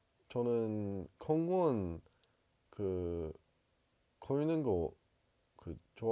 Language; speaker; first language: Korean; non-native, learner; English